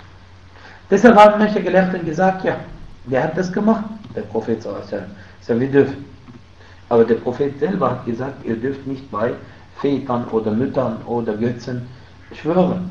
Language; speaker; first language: German; non-native, fluent; Arabic